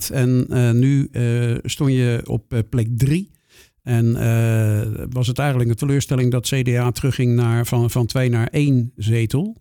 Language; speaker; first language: Dutch; native; Dutch